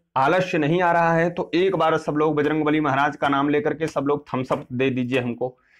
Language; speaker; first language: Hindi; native; Hindi